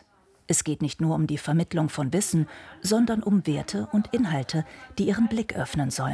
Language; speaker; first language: German; native; German